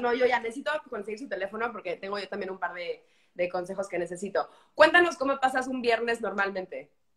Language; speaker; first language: Spanish; early bilingual, heritage; Spanish